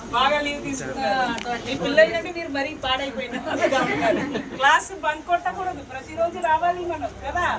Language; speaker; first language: Telugu; non-native, local second language; Tamil